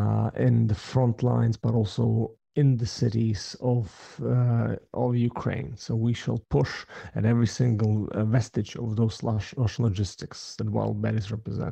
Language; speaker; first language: English; non-native, fluent; Ukrainian